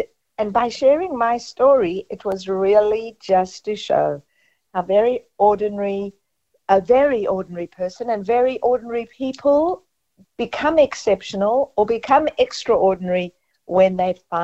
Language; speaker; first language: English; native; English